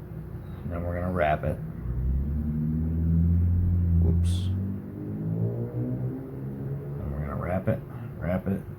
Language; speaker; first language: English; native; English